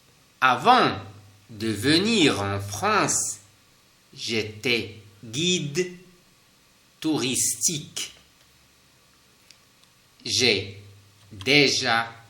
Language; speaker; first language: French; non-native, fluent; Spanish